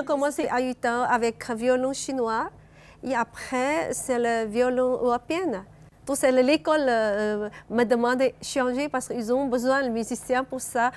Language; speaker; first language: French; non-native, learner; Chinese